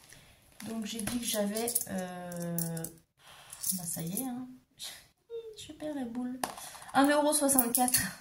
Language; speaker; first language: French; native; French